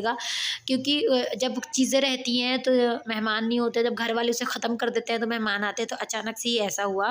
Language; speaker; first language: Hindi; native; Hindi